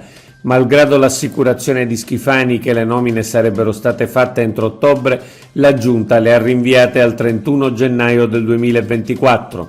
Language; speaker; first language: Italian; native; Italian